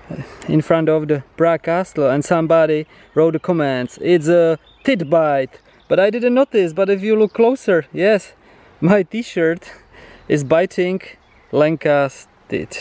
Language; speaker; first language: English; non-native, learner; Czech